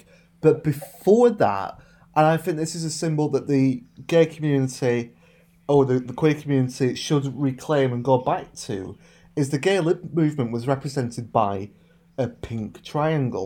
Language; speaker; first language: English; native; English